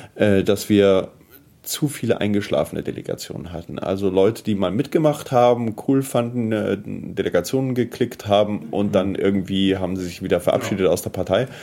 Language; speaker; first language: German; early bilingual, heritage; German